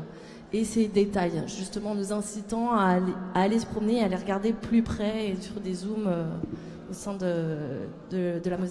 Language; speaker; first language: French; native; French